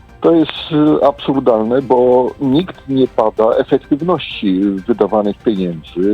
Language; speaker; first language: Polish; native; Polish